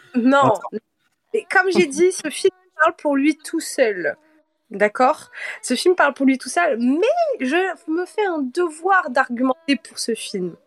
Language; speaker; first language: French; early bilingual, heritage; French